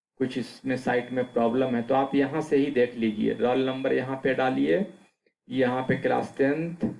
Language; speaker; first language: Hindi; native; Hindi